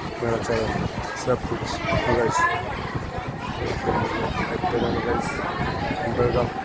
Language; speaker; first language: Hindi; non-native, local second language; Bangla